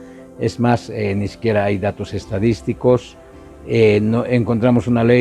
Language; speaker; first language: Spanish; native; Spanish